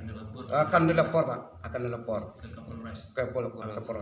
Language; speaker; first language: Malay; non-native, local second language; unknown